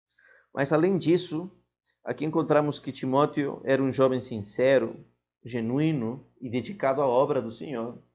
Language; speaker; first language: Portuguese; non-native, fluent; Spanish